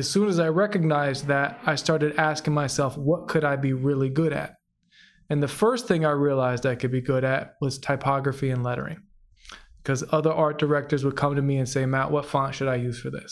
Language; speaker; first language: English; native; English